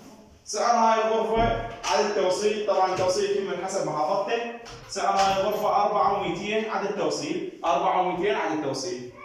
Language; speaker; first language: Arabic; native; Arabic